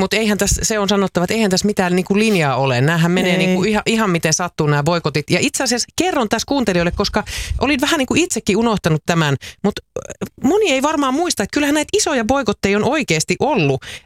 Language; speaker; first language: Finnish; native; Finnish